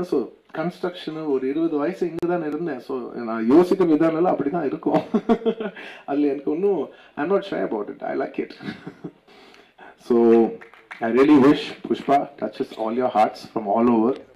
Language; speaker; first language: Tamil; non-native, local second language; Telugu